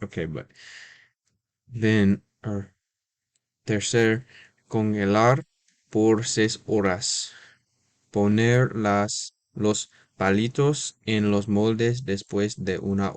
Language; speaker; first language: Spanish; non-native, learner; English